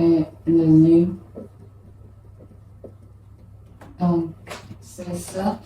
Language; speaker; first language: French; non-native, learner; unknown